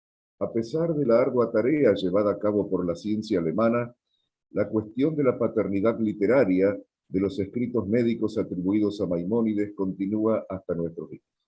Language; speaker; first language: Spanish; native; Spanish